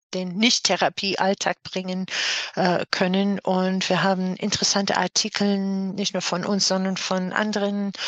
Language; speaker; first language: German; non-native, fluent; English